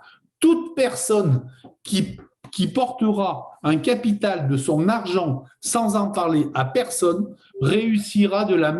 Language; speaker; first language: French; native; French